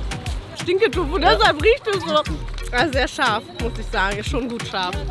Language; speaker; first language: German; native; German